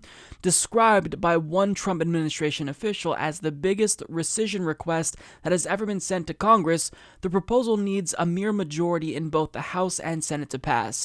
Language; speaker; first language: English; native; English